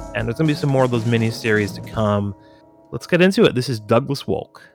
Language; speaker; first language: English; native; English